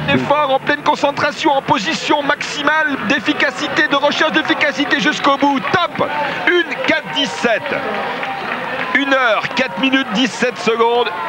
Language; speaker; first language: French; native; French